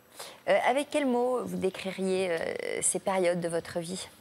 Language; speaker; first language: French; native; French